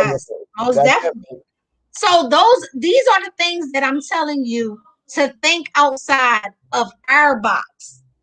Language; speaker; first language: English; native; English